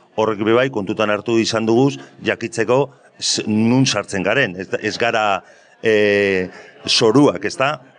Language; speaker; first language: Basque; native; Basque